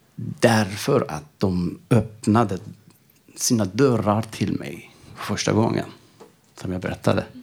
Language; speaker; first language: Swedish; non-native, fluent; Persian